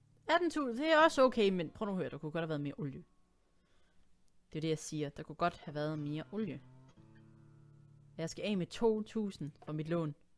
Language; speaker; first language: Danish; native; Danish